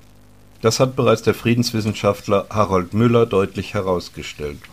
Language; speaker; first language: German; native; German